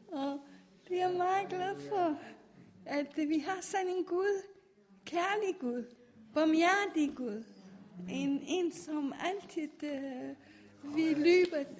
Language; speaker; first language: Danish; non-native, fluent; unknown